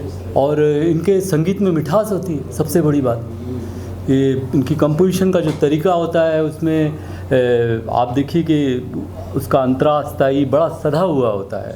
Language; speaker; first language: Hindi; native; Hindi